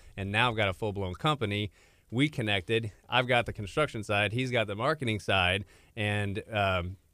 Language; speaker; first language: English; native; English